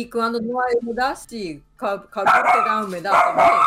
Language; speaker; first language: Spanish; non-native, fluent; Japanese